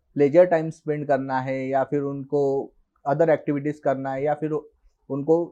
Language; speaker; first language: Hindi; non-native, local second language; Marathi